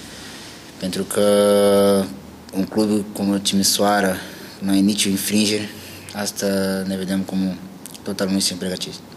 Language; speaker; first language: Romanian; non-native, learner; Portuguese